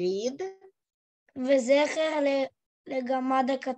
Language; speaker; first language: Hebrew; non-native, learner; Russian